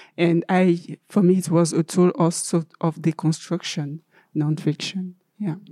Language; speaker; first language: English; non-native, learner; French